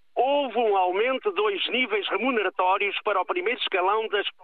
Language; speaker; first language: Portuguese; native; Portuguese